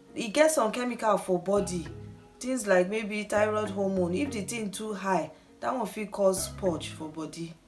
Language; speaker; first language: Nigerian Pidgin; non-native, local second language; Yoruba